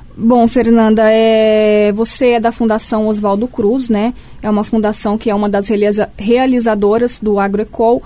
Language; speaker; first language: Portuguese; native; Portuguese